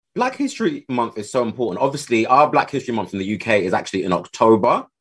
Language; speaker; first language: English; native; English